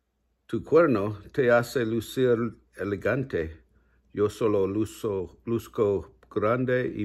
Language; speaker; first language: Spanish; non-native, learner; English